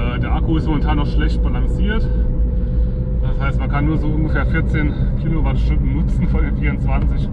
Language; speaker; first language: German; native; German